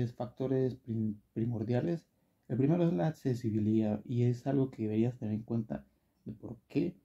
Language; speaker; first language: Spanish; native; Spanish